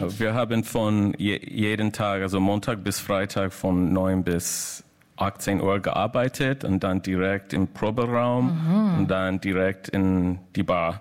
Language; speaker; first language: German; non-native, learner; English